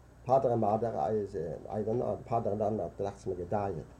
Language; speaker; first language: English; non-native, learner; Yiddish